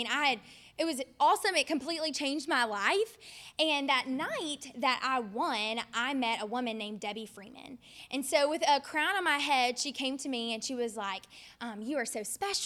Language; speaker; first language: English; native; English